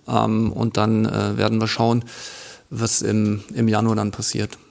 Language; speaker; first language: German; native; German